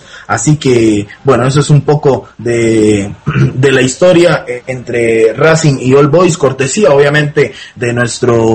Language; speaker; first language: Spanish; native; Spanish